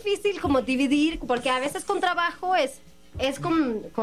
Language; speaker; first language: Spanish; non-native, fluent; Swedish